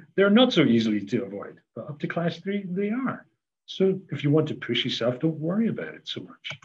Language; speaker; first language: English; native; English